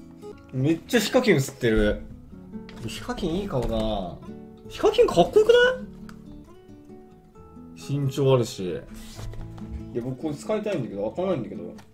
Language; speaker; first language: Japanese; native; Japanese